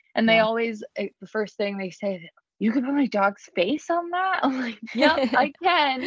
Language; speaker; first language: English; native; English